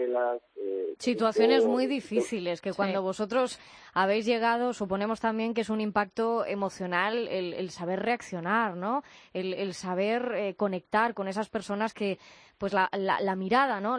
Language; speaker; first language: Spanish; native; Spanish